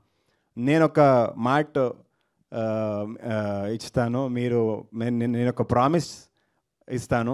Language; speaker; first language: Telugu; non-native, learner; Kannada